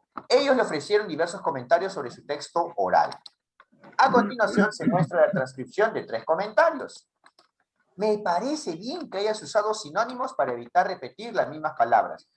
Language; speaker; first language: Spanish; native; Spanish